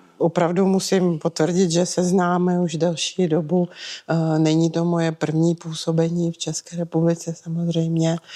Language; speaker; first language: Czech; non-native, fluent; Russian